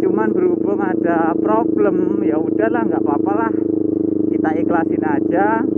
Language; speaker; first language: Indonesian; native; Indonesian